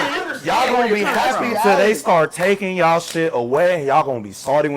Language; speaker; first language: English; native; English